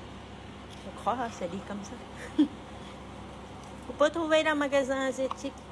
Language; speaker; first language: French; non-native, learner; Vietnamese